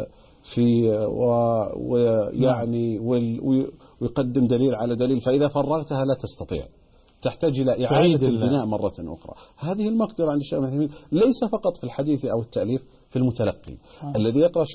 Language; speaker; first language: Arabic; native; Arabic